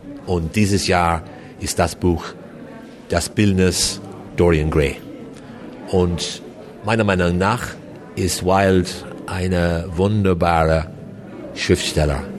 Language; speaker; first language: German; non-native, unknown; English